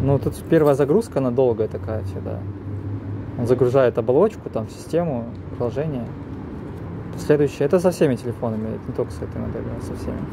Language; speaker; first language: Russian; native; Russian